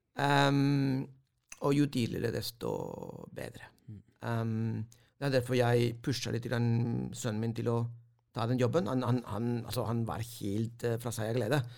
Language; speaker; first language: Norwegian; non-native, fluent; Spanish